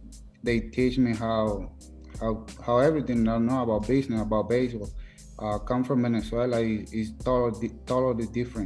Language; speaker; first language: English; non-native, learner; Spanish